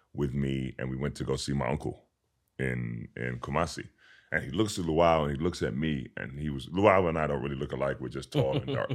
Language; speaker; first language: English; native; English